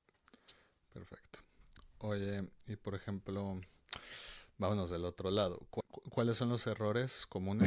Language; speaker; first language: Spanish; native; Spanish